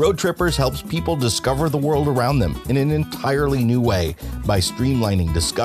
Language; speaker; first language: English; native; English